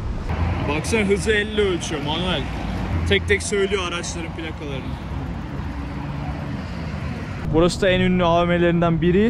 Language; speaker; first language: Turkish; native; Turkish